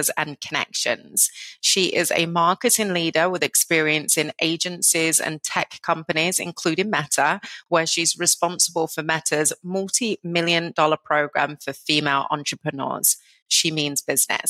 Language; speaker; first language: English; native; English